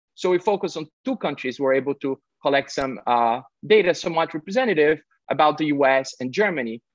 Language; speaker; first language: English; non-native, fluent; Portuguese